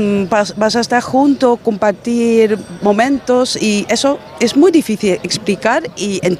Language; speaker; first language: Spanish; non-native, fluent; Dutch